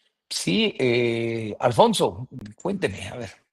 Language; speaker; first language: Spanish; native; Spanish